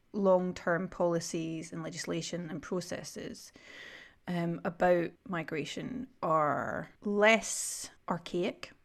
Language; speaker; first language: English; native; English